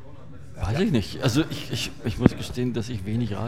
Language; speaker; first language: German; native; German